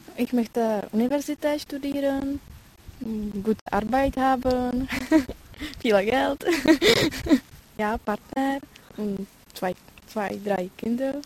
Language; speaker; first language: German; non-native, learner; Czech